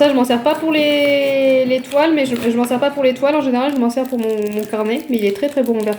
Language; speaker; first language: French; native; French